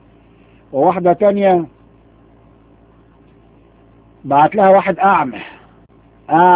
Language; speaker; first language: Arabic; native; Arabic